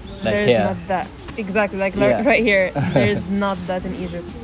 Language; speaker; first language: English; non-native, fluent; Arabic